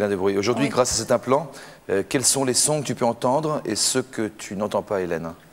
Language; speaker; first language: French; native; French